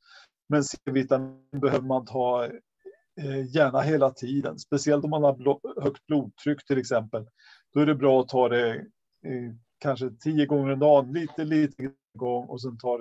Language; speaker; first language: Swedish; native; Swedish